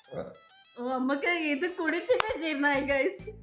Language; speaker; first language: Malayalam; non-native, learner; Tamil